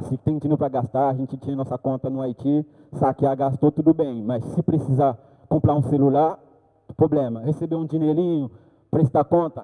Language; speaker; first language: Portuguese; non-native, learner; Haitian Creole